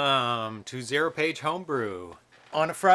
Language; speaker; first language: English; native; English